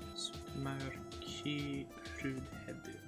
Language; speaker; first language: Welsh; non-native, learner; English